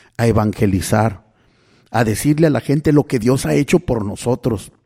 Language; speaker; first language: Spanish; early bilingual, heritage; Spanish